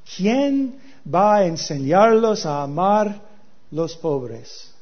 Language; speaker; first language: Spanish; non-native, learner; English